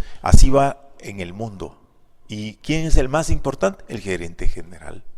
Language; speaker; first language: Spanish; native; Spanish